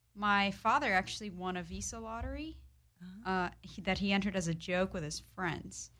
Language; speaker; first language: English; early bilingual, other home language; Polish